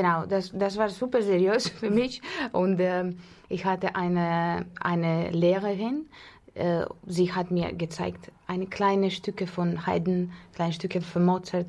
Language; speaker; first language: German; non-native, learner; Russian